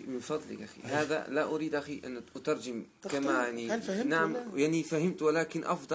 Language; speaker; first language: Arabic; non-native, learner; German